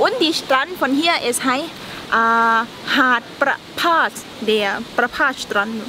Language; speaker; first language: German; non-native, learner; Thai